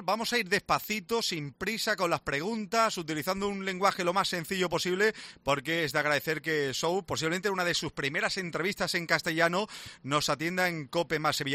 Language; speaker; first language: Spanish; native; Spanish